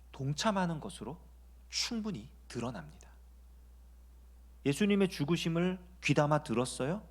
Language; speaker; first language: Korean; native; Korean